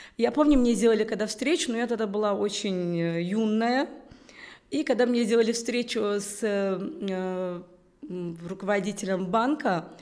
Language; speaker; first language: Russian; non-native, local second language; Uzbek